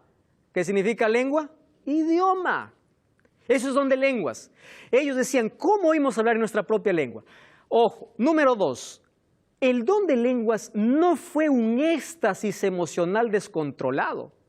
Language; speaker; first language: Spanish; native; Spanish